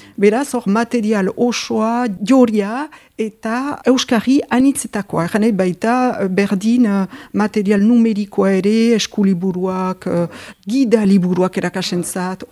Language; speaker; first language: Basque; native; Basque